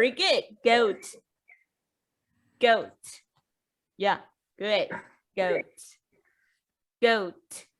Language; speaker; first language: English; non-native, learner; Vietnamese